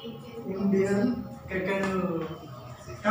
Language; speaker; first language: German; non-native, learner; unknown